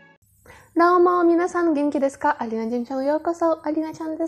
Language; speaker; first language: Japanese; non-native, learner; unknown